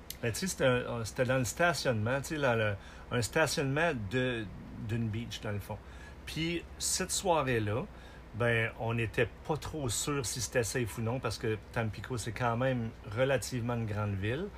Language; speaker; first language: French; native; French